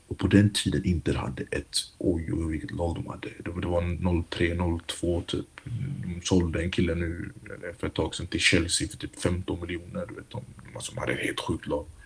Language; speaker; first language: Swedish; early bilingual, other home language; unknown